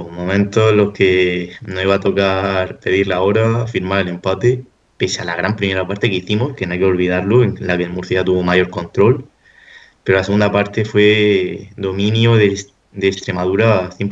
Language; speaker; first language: Spanish; native; Spanish